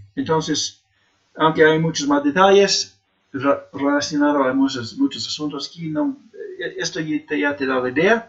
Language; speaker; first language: Spanish; non-native, fluent; English